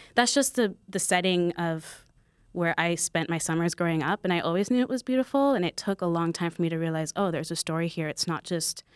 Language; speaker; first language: English; native; English